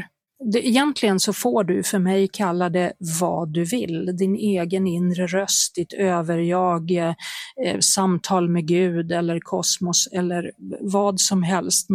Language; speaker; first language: Swedish; native; Swedish